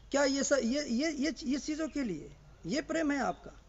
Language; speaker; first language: Hindi; native; Hindi